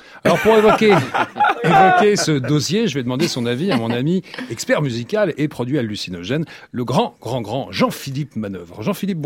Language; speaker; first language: French; native; French